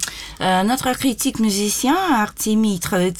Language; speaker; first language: French; non-native, learner; Russian